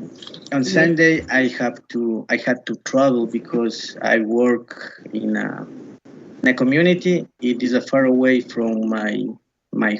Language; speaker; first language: English; non-native, learner; Spanish